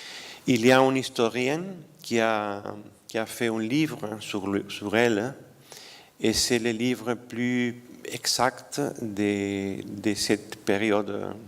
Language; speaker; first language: French; non-native, fluent; Spanish